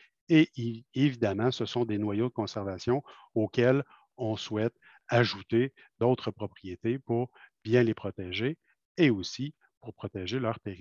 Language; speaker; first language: French; native; French